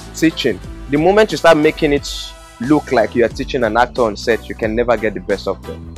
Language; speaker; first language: English; non-native, local second language; Yoruba